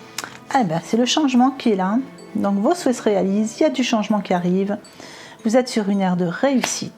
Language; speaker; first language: French; native; French